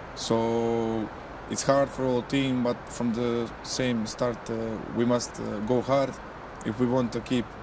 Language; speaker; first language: English; non-native, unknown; Croatian